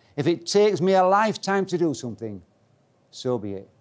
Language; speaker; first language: English; native; English